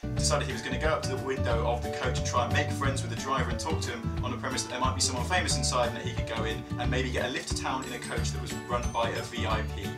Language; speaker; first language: English; native; English